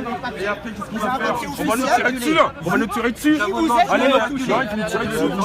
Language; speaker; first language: French; native; French